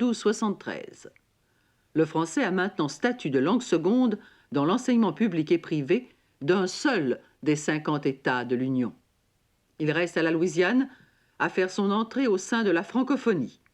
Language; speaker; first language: French; native; French